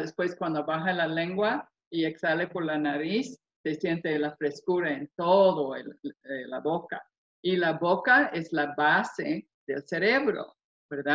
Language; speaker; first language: Spanish; non-native, fluent; English